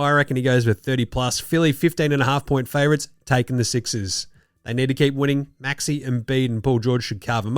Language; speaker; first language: English; native; English